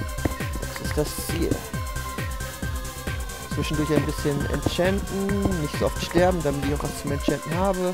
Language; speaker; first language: German; native; German